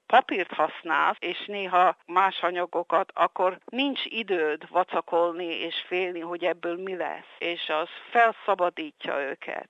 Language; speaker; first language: Hungarian; early bilingual, heritage; Hungarian